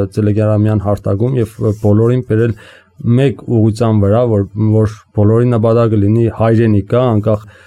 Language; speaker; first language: Armenian; native; Armenian